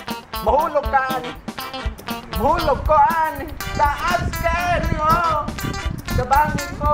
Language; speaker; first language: Cebuano; non-native, fluent; English